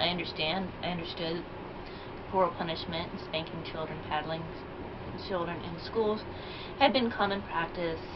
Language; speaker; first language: English; native; English